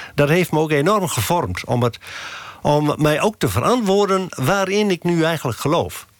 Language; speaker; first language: Dutch; native; Dutch